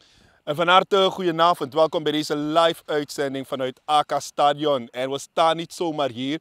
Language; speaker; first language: Dutch; native; Dutch